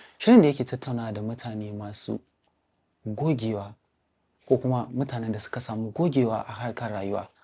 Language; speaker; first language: Hausa; native; Hausa